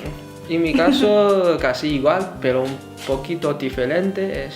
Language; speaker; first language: Spanish; non-native, fluent; Chinese